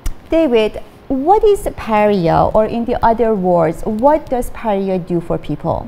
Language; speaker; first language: English; non-native, fluent; Persian